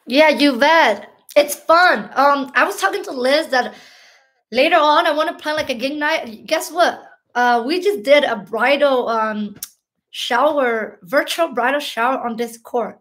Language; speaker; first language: English; early bilingual, other home language; Hmong